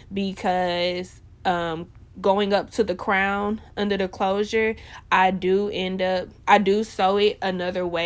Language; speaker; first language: English; native; English